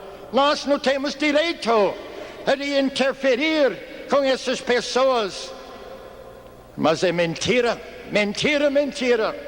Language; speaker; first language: Portuguese; non-native, fluent; English